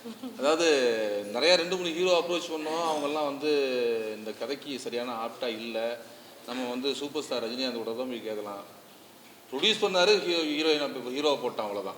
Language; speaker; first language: Tamil; native; Tamil